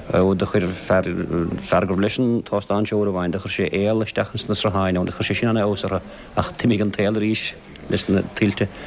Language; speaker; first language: Irish; native; Irish